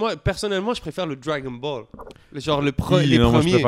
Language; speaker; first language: French; native; French